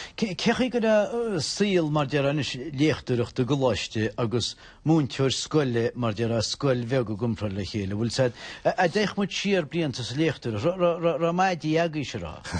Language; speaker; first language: Irish; native; Irish